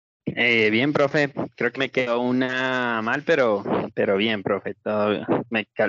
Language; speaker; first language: Spanish; native; Spanish